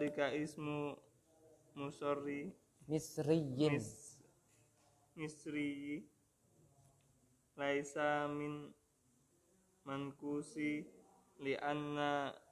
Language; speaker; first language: Arabic; non-native, learner; Indonesian